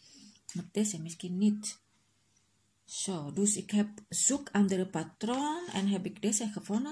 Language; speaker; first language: Dutch; non-native, learner; Indonesian